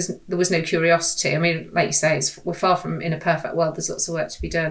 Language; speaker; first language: English; native; English